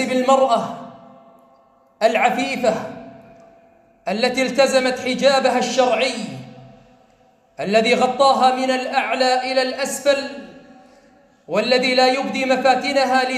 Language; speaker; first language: Arabic; native; Arabic